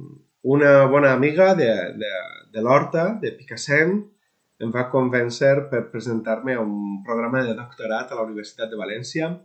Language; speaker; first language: Catalan; non-native, local second language; Spanish